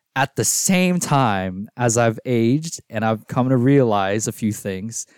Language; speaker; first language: English; non-native, local second language; Filipino